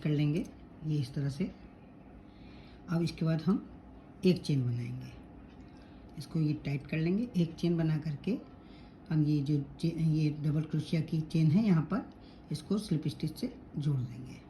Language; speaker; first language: Hindi; native; Hindi